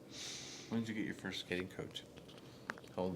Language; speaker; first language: English; native; English